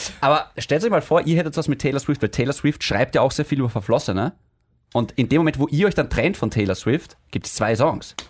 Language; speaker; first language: German; native; German